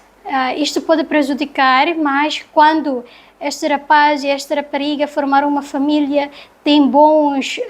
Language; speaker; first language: Portuguese; non-native, learner; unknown